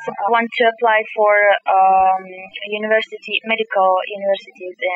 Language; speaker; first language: English; non-native, fluent; Kazakh